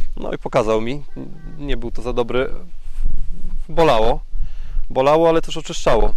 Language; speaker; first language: Polish; native; Polish